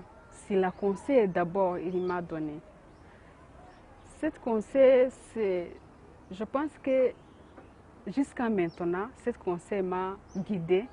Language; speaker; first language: French; non-native, local second language; Kinyarwanda